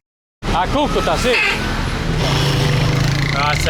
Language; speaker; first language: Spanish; non-native, learner; English